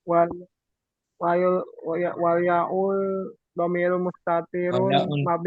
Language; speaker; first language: Arabic; non-native, learner; Indonesian